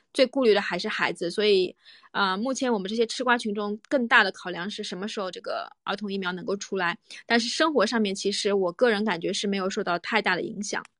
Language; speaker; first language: Chinese; native; Chinese